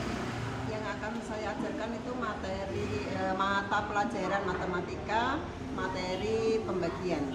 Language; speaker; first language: Indonesian; native; Indonesian